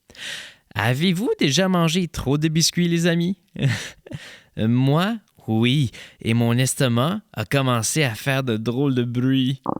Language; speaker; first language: French; native; French